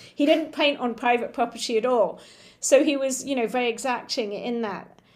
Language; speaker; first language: English; native; English